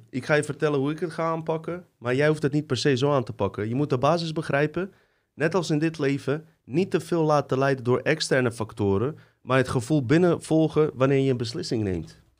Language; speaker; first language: Dutch; early bilingual, other home language; Bosnian